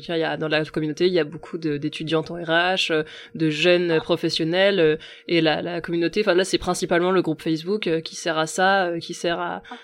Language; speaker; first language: French; native; French